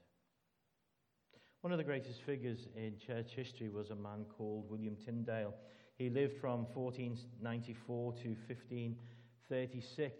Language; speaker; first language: English; native; English